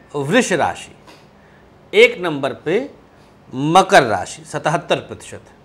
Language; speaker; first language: Hindi; non-native, local second language; Awadhi